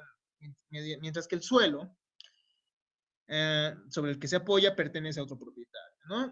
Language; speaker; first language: Spanish; native; Spanish